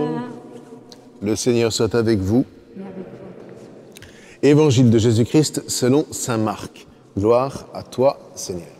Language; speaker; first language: French; native; French